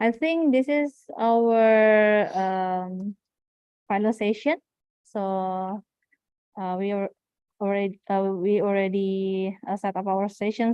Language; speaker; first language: English; non-native, fluent; Indonesian